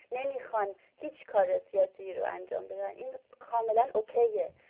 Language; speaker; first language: Persian; early bilingual, heritage; Persian